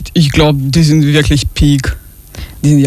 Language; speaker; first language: German; early bilingual, other home language; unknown